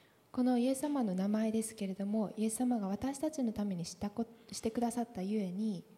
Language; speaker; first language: Japanese; native; Japanese